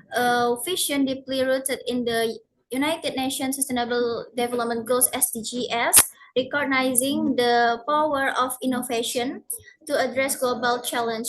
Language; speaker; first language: English; non-native, fluent; Indonesian